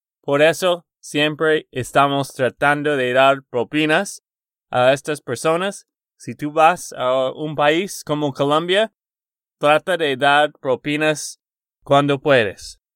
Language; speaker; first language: Spanish; non-native, fluent; English